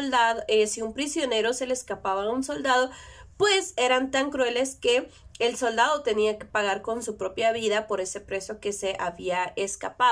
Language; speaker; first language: Spanish; native; Spanish